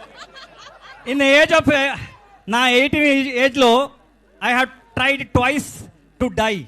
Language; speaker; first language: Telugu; non-native, learner; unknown